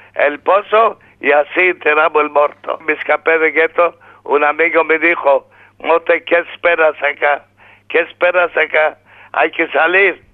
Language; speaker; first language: Spanish; non-native, fluent; Polish